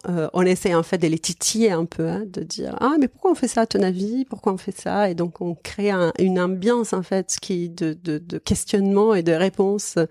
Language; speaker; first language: French; non-native, fluent; Italian